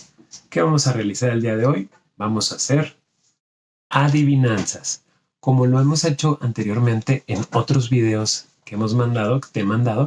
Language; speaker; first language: Spanish; native; Spanish